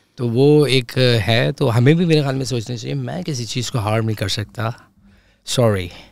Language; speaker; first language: Urdu; native; Urdu